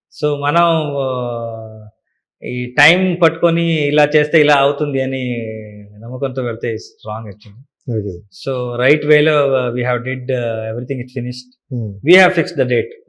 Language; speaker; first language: Telugu; non-native, learner; Kannada